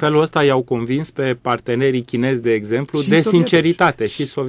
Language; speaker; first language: Romanian; native; Romanian